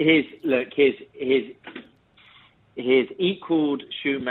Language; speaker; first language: English; native; English